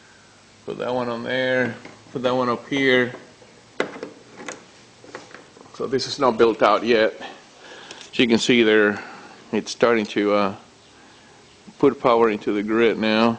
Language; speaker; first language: English; native; English